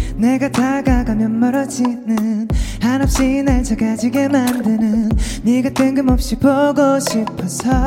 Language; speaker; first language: Korean; native; Korean